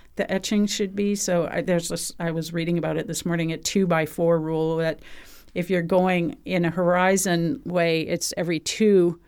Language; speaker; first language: English; native; English